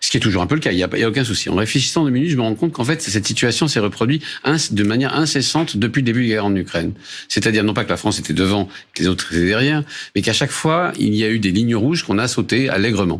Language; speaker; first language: French; native; French